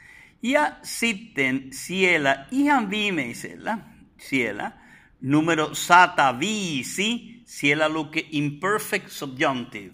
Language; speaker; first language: Finnish; non-native, fluent; Spanish